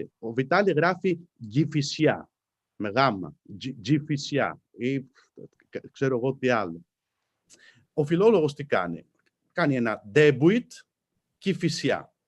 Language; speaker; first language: Greek; non-native, fluent; Italian